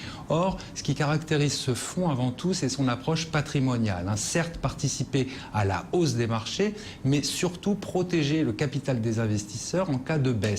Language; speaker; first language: French; native; French